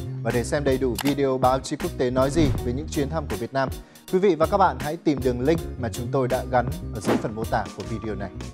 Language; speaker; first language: Vietnamese; native; Vietnamese